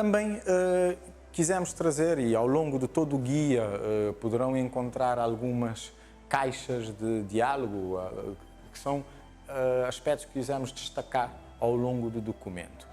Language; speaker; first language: Portuguese; non-native, local second language; Kabuverdianu